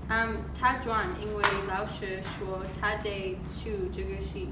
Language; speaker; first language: Chinese; non-native, learner; English